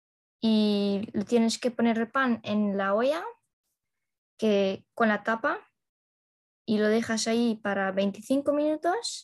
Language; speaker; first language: Spanish; non-native, learner; Dutch